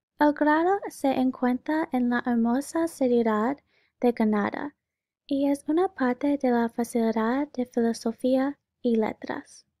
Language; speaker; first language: Spanish; non-native, learner; English